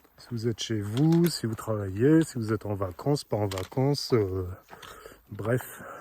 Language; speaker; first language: French; native; French